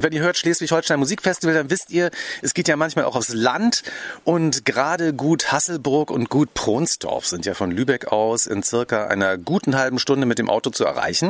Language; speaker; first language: German; native; German